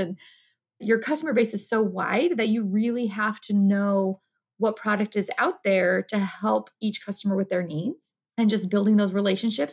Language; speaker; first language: English; native; English